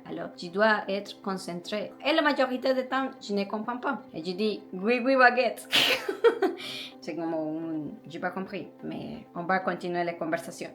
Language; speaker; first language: French; non-native, learner; Spanish